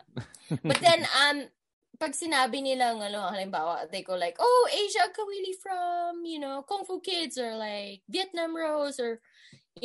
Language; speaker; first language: English; non-native, local second language; Filipino